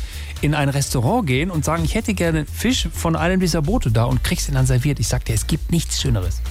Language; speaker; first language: German; native; German